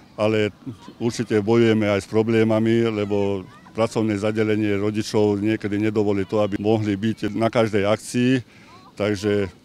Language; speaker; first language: Slovak; non-native, local second language; Hungarian